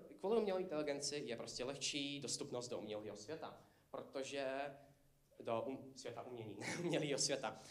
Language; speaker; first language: Czech; non-native, fluent; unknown